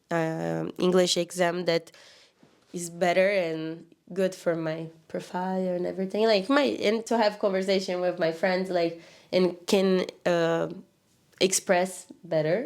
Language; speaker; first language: English; non-native, learner; Portuguese